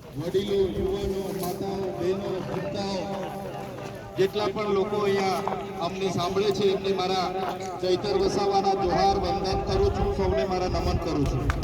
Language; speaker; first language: Gujarati; non-native, local second language; Vasavi